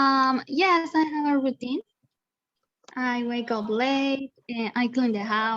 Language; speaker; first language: English; non-native, learner; Spanish